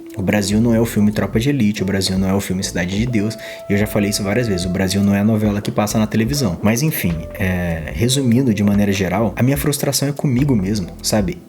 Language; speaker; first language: Portuguese; native; Portuguese